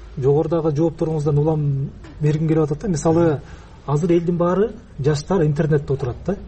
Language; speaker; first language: Kyrgyz; native; Kyrgyz